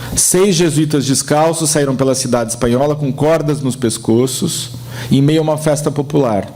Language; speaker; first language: Portuguese; native; Portuguese